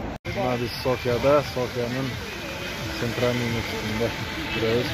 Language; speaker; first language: Turkish; non-native, learner; Kyrgyz